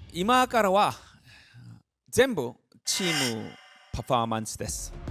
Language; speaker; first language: Japanese; non-native, fluent; Korean